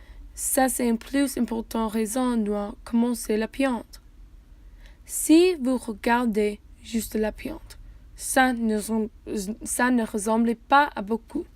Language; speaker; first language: French; non-native, learner; English